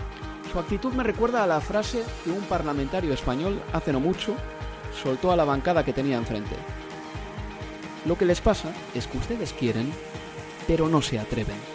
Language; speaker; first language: Spanish; native; Spanish